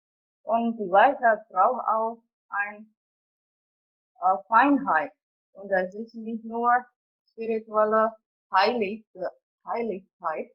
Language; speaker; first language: German; non-native, fluent; Indonesian